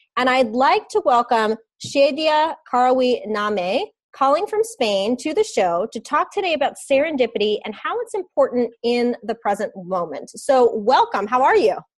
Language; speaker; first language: English; native; English